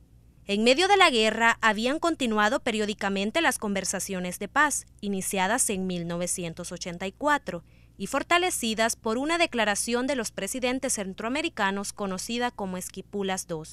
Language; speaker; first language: Spanish; native; Spanish